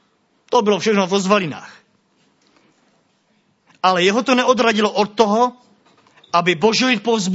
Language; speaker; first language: Czech; native; Czech